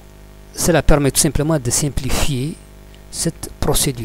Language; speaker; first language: French; non-native, local second language; Arabic